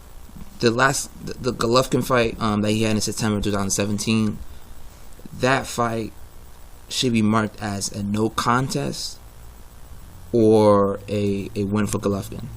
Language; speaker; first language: English; native; English